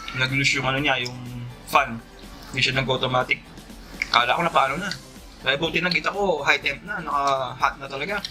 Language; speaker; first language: Filipino; native; Filipino